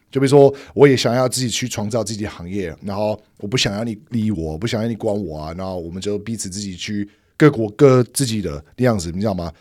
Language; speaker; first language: Chinese; non-native, fluent; English